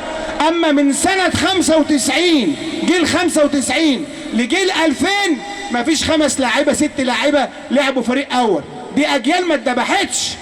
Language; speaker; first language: Arabic; native; Arabic